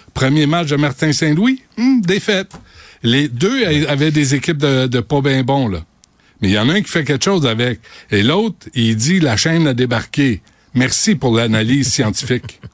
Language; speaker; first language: French; native; French